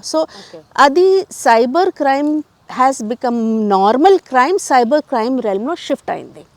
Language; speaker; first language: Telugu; non-native, local second language; Hindi